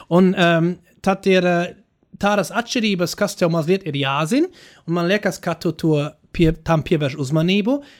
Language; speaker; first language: Latvian; non-native, fluent; German